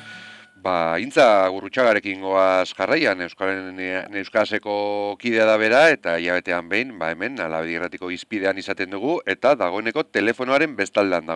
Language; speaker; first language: Basque; native; Basque